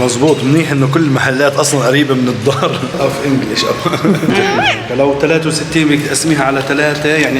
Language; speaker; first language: Arabic; native; Arabic